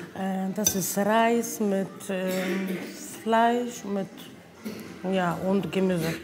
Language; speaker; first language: German; non-native, learner; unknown